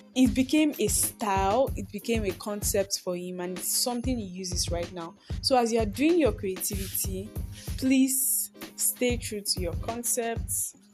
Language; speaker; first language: English; non-native, local second language; Yoruba